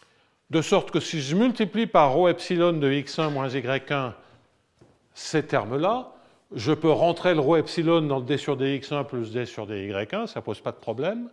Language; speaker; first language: French; native; French